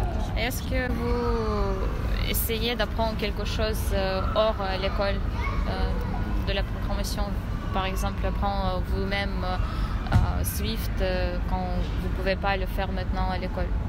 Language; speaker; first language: French; non-native, learner; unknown